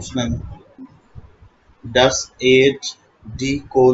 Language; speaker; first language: German; non-native, learner; Bangla